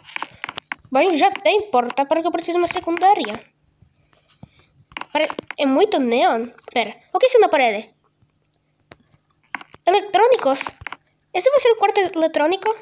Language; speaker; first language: Spanish; non-native, learner; Portuguese